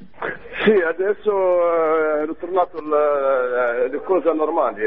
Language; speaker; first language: Italian; non-native, learner; Arabic